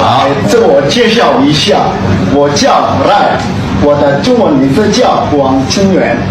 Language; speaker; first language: Chinese; non-native, learner; Indonesian